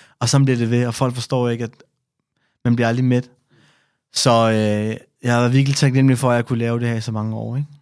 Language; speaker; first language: Danish; early bilingual, other home language; Persian